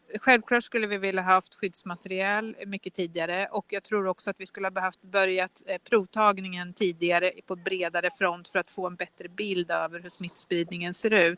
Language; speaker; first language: Swedish; native; Swedish